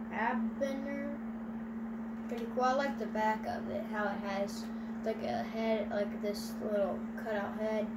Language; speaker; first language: English; native; English